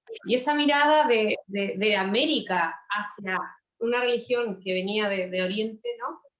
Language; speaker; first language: Spanish; native; Spanish